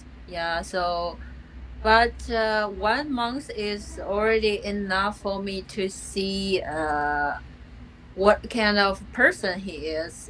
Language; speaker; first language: English; non-native, fluent; Chinese